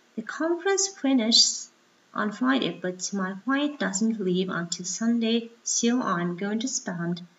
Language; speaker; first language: English; non-native, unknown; Mongolian